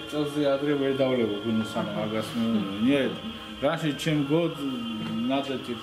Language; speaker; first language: Russian; non-native, fluent; Georgian